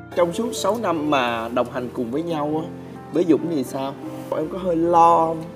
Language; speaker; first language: Vietnamese; native; Vietnamese